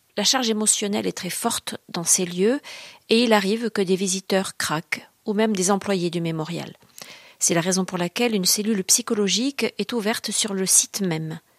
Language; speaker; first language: French; native; French